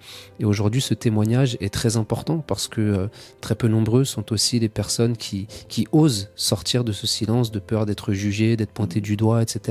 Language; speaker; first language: French; native; French